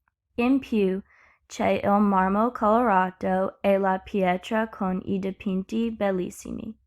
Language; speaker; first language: Italian; non-native, learner; English